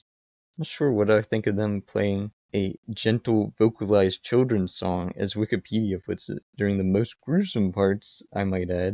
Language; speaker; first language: English; native; English